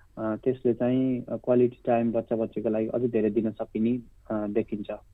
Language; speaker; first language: Nepali; native; Nepali